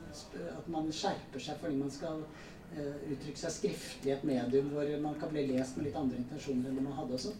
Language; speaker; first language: Norwegian; native; Norwegian